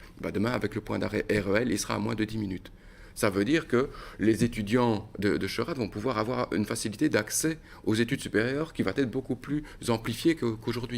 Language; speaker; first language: French; native; French